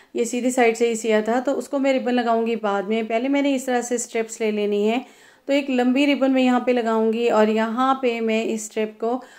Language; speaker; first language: Urdu; non-native, local second language; Punjabi